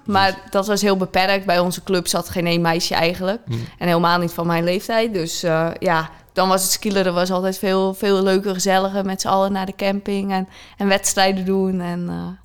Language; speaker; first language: Dutch; native; Dutch